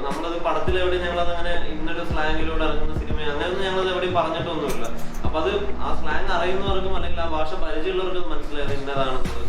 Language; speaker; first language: Malayalam; native; Malayalam